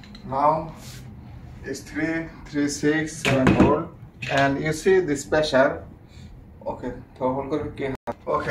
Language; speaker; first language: English; non-native, learner; Bangla